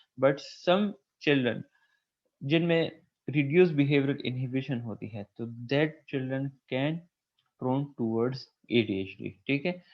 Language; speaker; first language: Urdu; non-native, local second language; Pashto